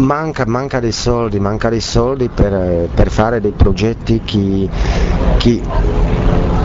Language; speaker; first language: Italian; non-native, learner; Czech